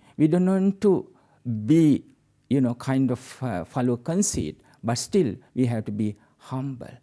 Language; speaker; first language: English; non-native, local second language; Sinhala